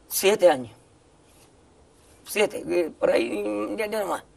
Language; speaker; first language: Spanish; native; Spanish